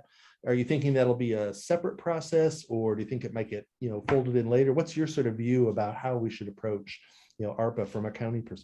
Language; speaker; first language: English; native; English